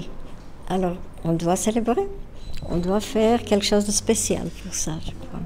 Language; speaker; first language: French; non-native, fluent; Romanian